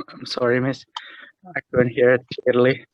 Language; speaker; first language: English; non-native, learner; Indonesian